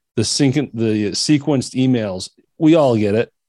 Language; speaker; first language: English; native; English